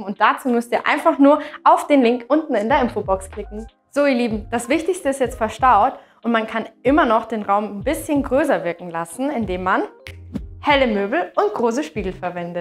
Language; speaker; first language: German; native; German